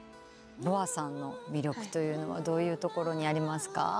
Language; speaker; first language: Japanese; native; Japanese